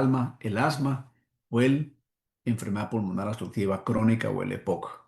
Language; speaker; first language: Spanish; native; Spanish